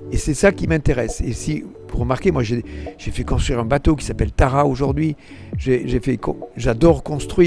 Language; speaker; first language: French; native; French